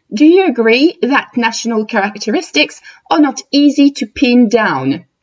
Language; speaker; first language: English; non-native, fluent; French